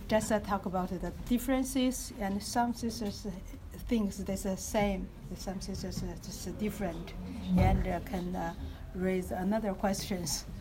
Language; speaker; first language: English; non-native, fluent; Chinese